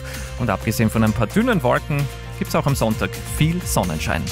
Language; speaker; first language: German; native; German